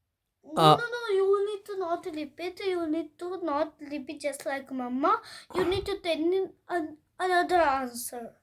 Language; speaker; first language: English; non-native, learner; Hindi